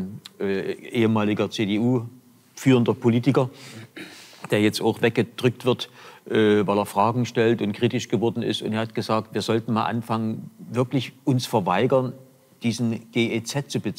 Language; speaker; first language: German; native; German